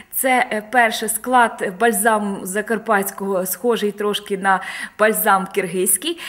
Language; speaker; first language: Ukrainian; native; Ukrainian